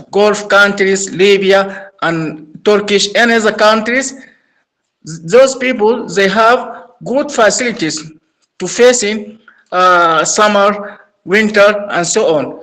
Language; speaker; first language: English; non-native, learner; Arabic